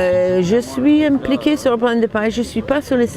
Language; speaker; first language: French; non-native, fluent; English